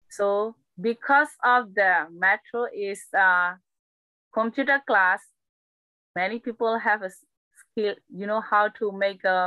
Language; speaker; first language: English; non-native, learner; Burmese